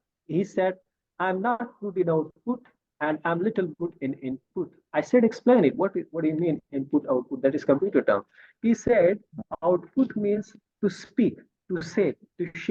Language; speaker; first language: English; non-native, fluent; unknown